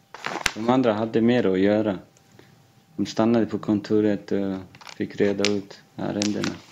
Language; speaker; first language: Swedish; non-native, fluent; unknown